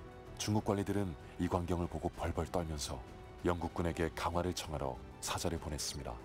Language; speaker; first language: Korean; native; Korean